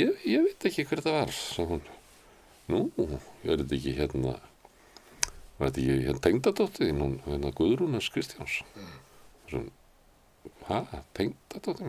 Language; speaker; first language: Icelandic; native; Icelandic